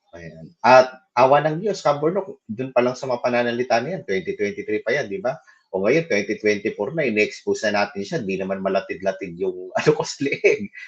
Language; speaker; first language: Filipino; native; Filipino